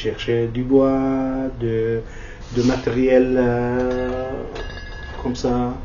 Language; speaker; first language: French; non-native, learner; Kurdish